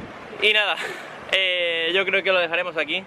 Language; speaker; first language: Spanish; native; Spanish